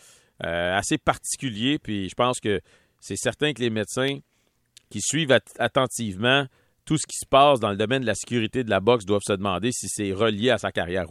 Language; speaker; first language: French; native; French